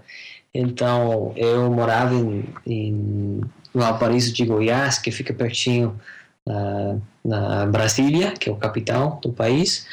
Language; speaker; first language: Portuguese; non-native, fluent; English